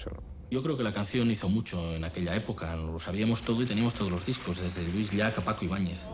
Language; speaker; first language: Spanish; native; Spanish